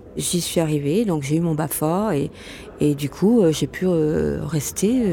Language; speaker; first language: French; non-native, local second language; Arabic